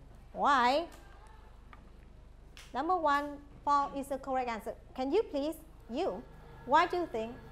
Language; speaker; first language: English; non-native, fluent; Vietnamese